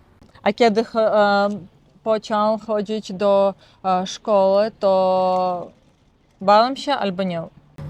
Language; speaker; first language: Polish; non-native, learner; Russian